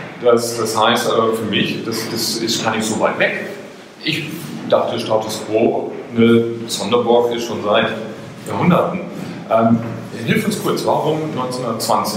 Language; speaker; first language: German; native; German